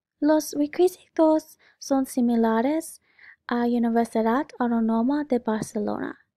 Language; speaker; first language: Spanish; non-native, learner; English